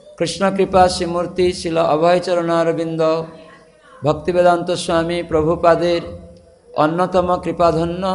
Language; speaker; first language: Bangla; non-native, fluent; Odia